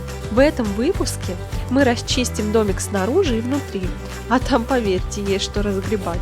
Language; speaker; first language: Russian; native; Russian